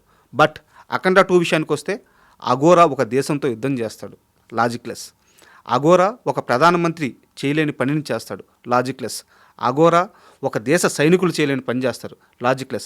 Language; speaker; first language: Telugu; native; Telugu